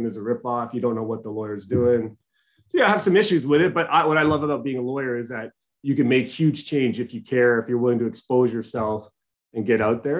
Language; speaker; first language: English; native; English